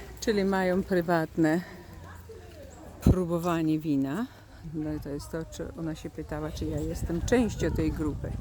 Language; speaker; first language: Polish; native; Polish